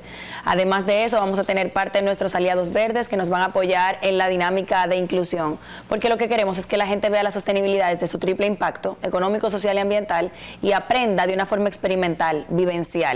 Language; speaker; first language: Spanish; native; Spanish